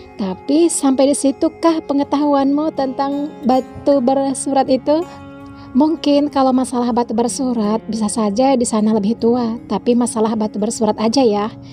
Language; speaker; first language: Indonesian; native; Indonesian